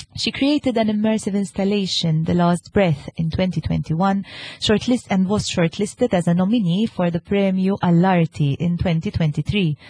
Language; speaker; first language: English; non-native, local second language; Maltese